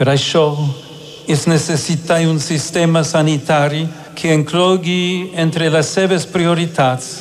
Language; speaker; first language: Catalan; non-native, learner; English